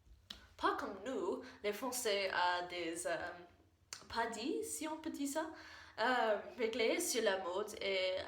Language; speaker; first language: French; non-native, learner; English